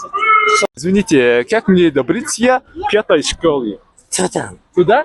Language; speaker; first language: Russian; non-native, learner; Mongolian